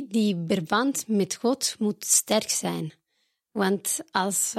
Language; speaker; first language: Dutch; non-native, fluent; Spanish